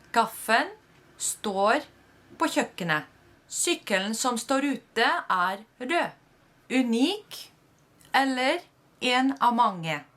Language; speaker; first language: Norwegian; non-native, fluent; Spanish